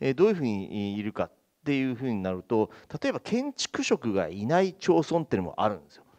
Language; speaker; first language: Japanese; native; Japanese